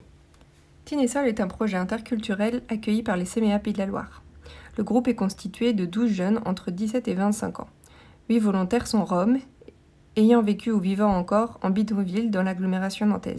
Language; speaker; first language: French; native; French